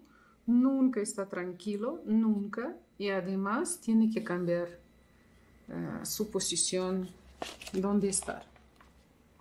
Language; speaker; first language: Spanish; non-native, fluent; Russian